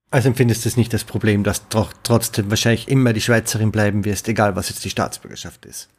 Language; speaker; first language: German; native; German